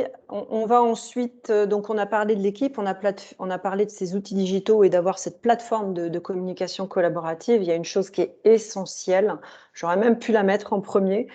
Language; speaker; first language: French; native; French